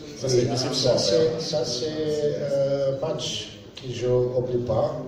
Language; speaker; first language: French; non-native, learner; Serbian